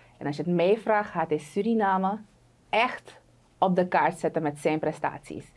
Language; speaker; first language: Dutch; native; Dutch